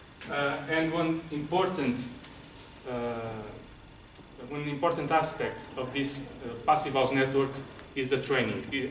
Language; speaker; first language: English; non-native, fluent; Portuguese